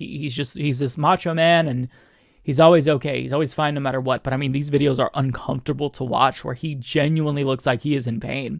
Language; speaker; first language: English; native; English